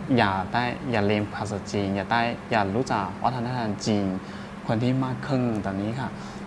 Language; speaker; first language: Thai; non-native, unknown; Chinese